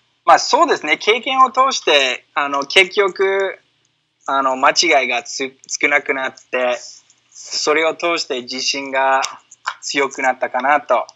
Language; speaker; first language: Japanese; non-native, fluent; English